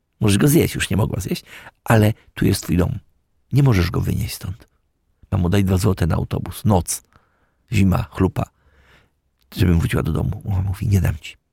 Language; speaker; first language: Polish; native; Polish